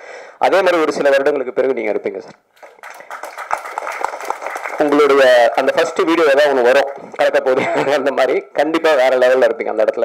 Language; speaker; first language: Tamil; native; Tamil